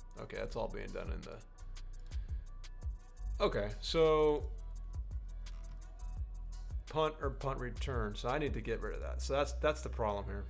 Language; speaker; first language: English; native; English